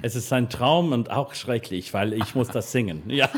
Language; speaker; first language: German; non-native, learner; English